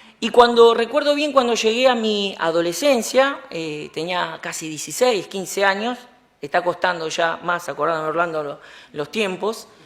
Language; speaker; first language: Spanish; native; Spanish